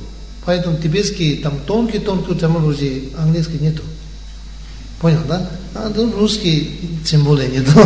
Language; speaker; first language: Russian; non-native, learner; Tibetan